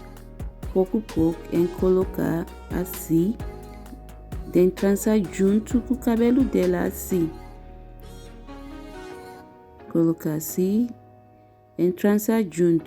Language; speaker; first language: Portuguese; non-native, learner; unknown